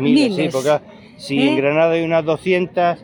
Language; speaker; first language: Spanish; native; Spanish